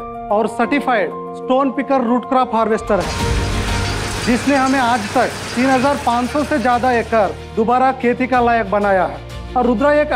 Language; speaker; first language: Hindi; non-native, local second language; Telugu